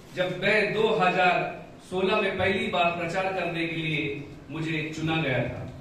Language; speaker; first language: Hindi; non-native, local second language; Marathi